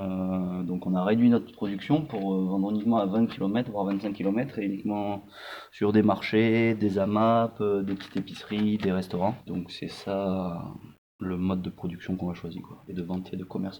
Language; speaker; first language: French; native; French